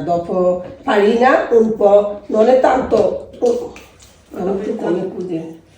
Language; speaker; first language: Italian; non-native, learner; Bangla